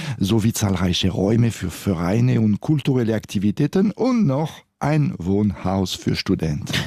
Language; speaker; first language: German; non-native, local second language; French